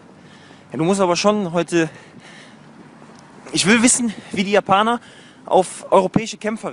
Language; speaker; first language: German; native; German